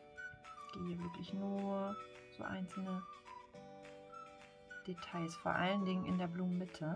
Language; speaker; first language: German; native; German